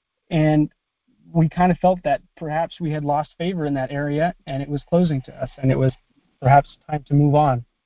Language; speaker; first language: English; native; English